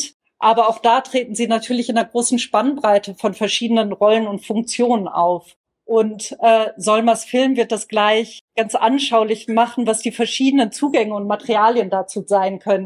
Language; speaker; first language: German; native; German